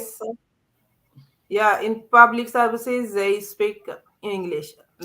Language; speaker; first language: English; non-native, learner; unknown